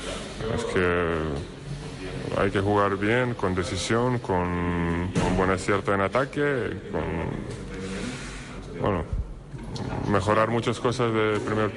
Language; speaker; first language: Spanish; non-native, fluent; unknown